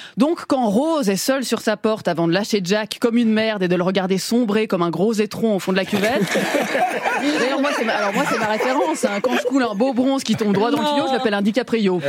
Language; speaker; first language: French; native; French